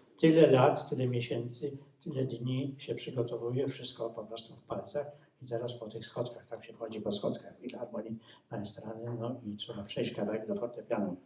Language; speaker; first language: Polish; native; Polish